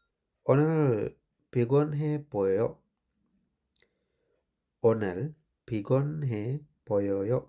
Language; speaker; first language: Korean; non-native, fluent; Sinhala